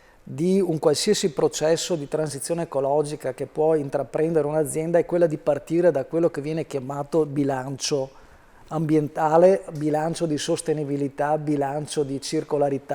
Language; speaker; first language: Italian; native; Italian